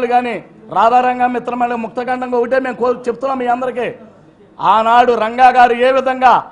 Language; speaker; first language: Telugu; native; Telugu